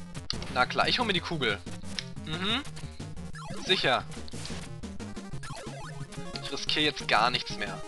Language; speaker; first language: German; native; German